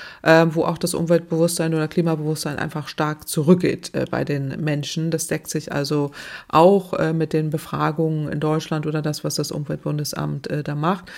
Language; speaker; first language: German; native; German